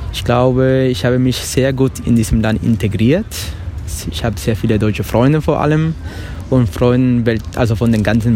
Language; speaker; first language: German; non-native, fluent; Spanish